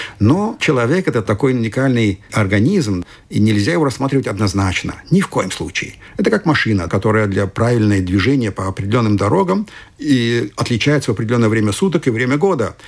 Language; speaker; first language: Russian; non-native, fluent; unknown